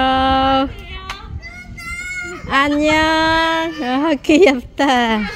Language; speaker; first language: Korean; non-native, fluent; Vietnamese